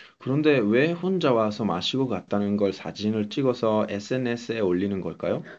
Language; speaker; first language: Korean; non-native, fluent; Italian